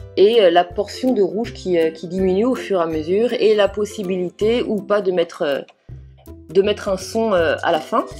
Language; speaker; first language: French; native; French